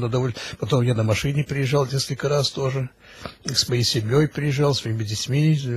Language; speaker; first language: Russian; early bilingual, heritage; Russian